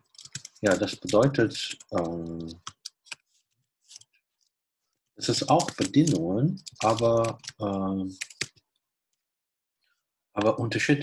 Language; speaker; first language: German; non-native, fluent; Chinese